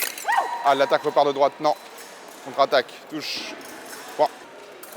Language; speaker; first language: French; native; French